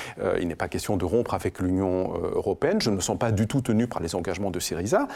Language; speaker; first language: French; non-native, fluent; Greek